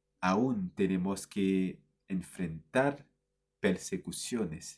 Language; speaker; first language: Spanish; non-native, fluent; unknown